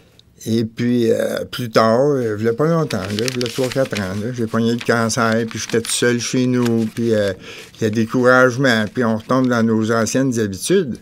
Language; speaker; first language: French; native; French